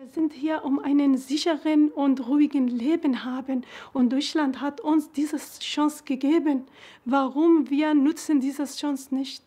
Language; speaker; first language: German; non-native, learner; Arabic